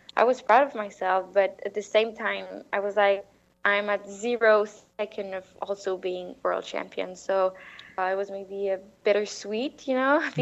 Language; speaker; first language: English; non-native, fluent; French